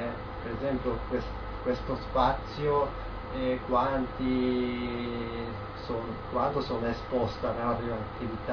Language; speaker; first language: Italian; non-native, learner; Japanese